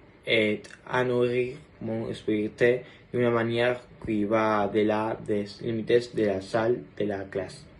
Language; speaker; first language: French; non-native, learner; Spanish